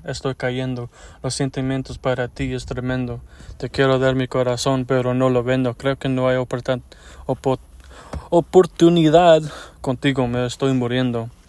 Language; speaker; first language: Spanish; early bilingual, heritage; Spanish